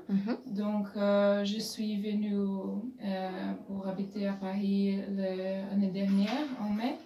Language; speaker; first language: French; non-native, fluent; Portuguese